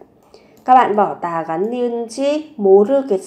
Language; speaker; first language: Korean; non-native, fluent; Vietnamese